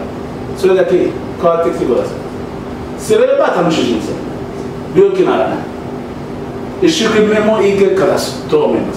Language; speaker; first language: Japanese; non-native, learner; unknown